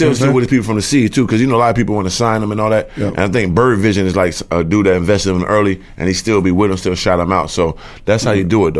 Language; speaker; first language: English; native; English